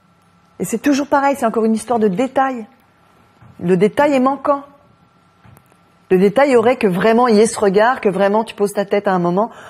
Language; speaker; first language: French; native; French